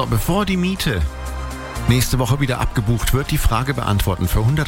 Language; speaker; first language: German; native; German